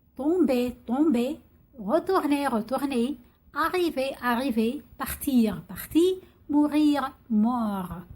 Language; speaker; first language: French; non-native, fluent; Arabic